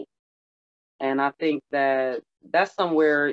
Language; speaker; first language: English; native; English